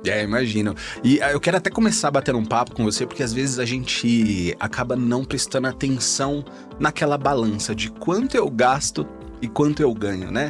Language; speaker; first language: Portuguese; native; Portuguese